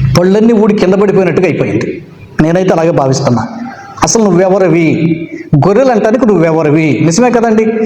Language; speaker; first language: Telugu; native; Telugu